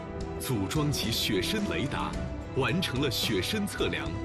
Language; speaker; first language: Chinese; native; Chinese